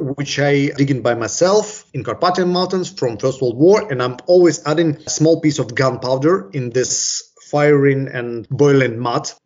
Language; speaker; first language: English; non-native, fluent; Ukrainian